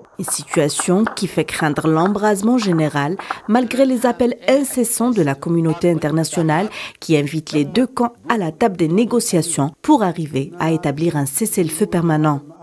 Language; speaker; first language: French; non-native, local second language; Arabic